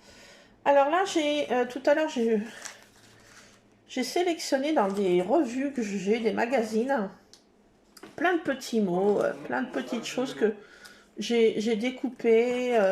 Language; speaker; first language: French; native; French